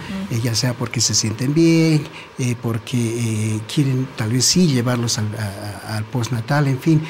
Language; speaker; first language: Spanish; native; Spanish